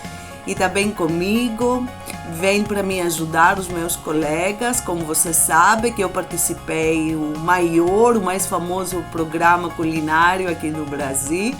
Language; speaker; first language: Portuguese; non-native, fluent; Greek